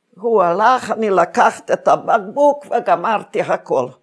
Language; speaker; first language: Hebrew; non-native, fluent; Hungarian